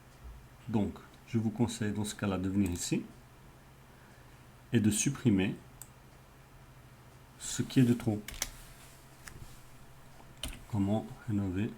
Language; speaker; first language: French; native; French